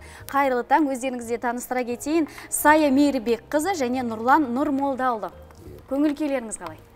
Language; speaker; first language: Kazakh; native; Kazakh